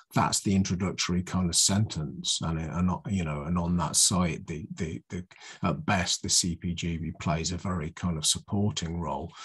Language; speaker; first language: English; native; English